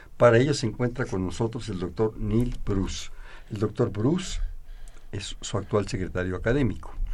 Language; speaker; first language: Spanish; native; Spanish